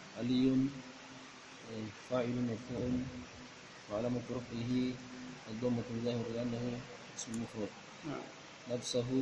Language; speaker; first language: Arabic; non-native, learner; Indonesian